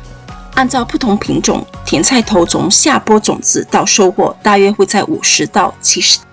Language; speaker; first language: Chinese; native; Chinese